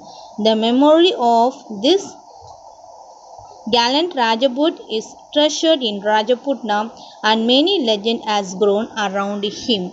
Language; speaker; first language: English; non-native, local second language; Tamil